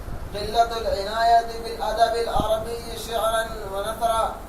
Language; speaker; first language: Arabic; non-native, learner; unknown